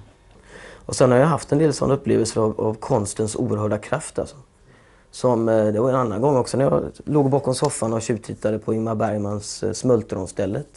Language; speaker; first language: Swedish; native; Swedish